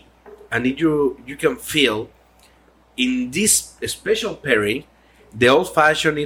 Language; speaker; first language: English; non-native, learner; Spanish